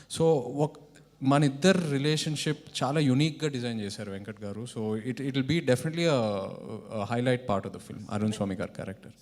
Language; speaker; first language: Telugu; native; Telugu